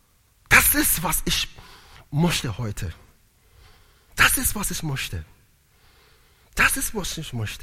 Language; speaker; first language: German; non-native, learner; Italian